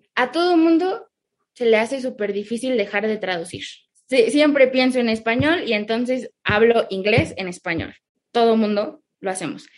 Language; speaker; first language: Spanish; early bilingual, heritage; Spanish